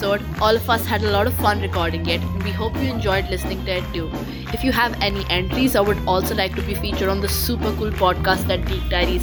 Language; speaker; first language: English; non-native, local second language; Hindi